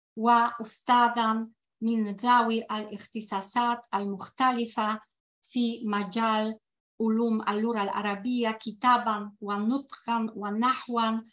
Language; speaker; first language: Arabic; non-native, fluent; Polish